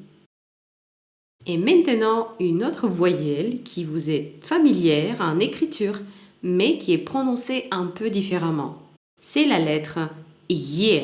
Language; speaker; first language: French; non-native, fluent; Russian